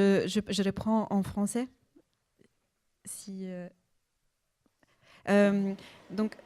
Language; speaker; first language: French; native; French